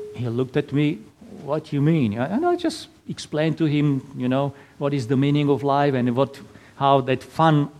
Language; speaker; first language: English; non-native, fluent; Slovak